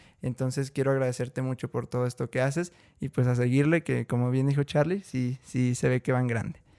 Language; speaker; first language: Spanish; native; Spanish